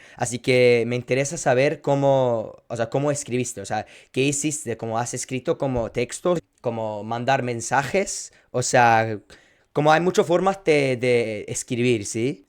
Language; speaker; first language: Spanish; non-native, fluent; English